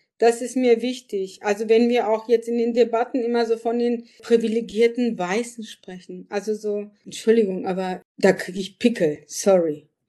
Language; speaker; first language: German; early bilingual, other home language; Turkish